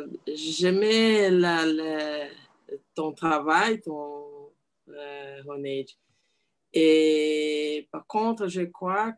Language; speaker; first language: French; non-native, learner; Portuguese